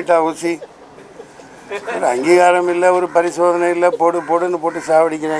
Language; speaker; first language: Tamil; native; Tamil